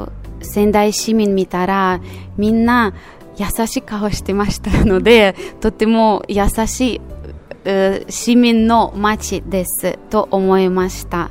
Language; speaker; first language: Japanese; non-native, fluent; Russian